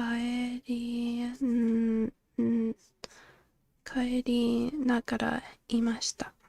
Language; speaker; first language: Japanese; non-native, learner; English